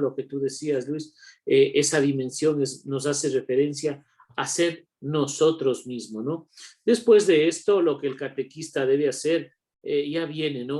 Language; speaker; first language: Spanish; native; Spanish